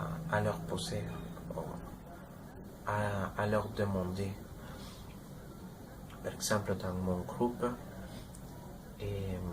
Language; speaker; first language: French; non-native, learner; Spanish